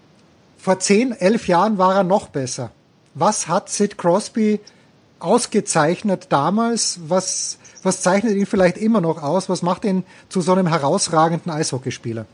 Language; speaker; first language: German; native; German